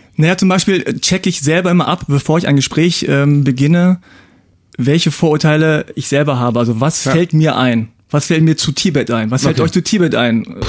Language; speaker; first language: German; early bilingual, other home language; Korean